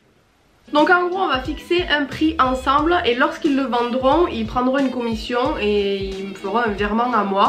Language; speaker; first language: French; native; French